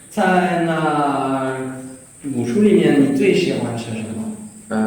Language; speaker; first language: Chinese; non-native, learner; French